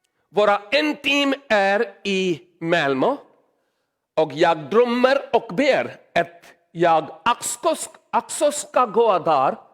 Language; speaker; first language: Swedish; non-native, learner; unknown